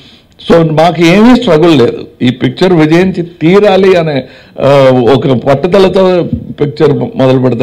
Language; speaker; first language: Telugu; non-native, fluent; Tamil